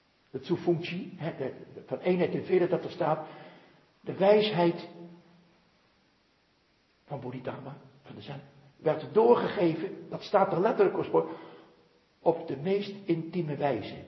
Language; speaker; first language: Dutch; native; Dutch